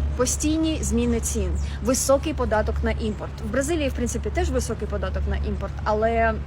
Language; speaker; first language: Ukrainian; native; Ukrainian